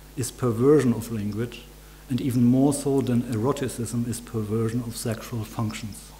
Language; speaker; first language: English; non-native, fluent; German